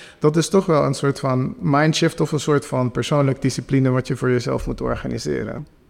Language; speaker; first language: Dutch; non-native, local second language; Papiamento